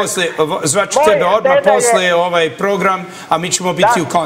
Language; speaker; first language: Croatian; early bilingual, heritage; English